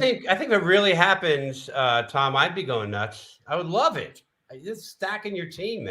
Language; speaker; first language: English; native; English